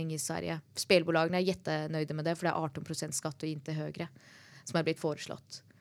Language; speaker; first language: Norwegian; early bilingual, other home language; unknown